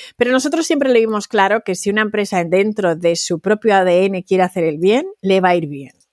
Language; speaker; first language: Spanish; native; Spanish